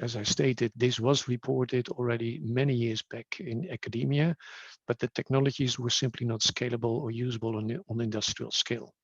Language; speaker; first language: English; non-native, fluent; Dutch